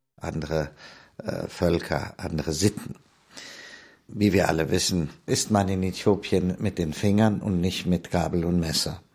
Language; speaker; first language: German; non-native, fluent; Italian